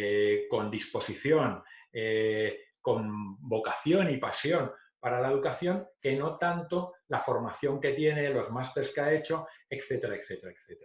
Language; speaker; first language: Spanish; native; Spanish